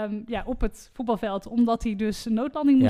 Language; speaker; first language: Dutch; native; Dutch